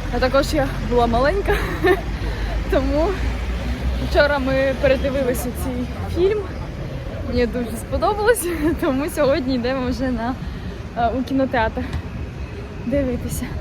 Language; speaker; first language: Ukrainian; non-native, local second language; Russian